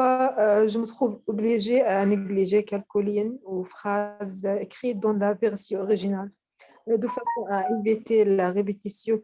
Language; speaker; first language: French; non-native, fluent; Arabic